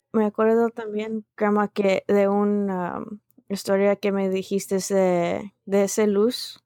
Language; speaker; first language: Spanish; early bilingual, heritage; Spanish